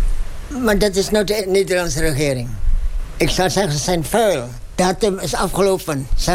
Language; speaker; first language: Dutch; non-native, local second language; Indonesian